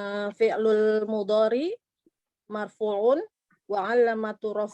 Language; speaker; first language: Arabic; non-native, learner; Indonesian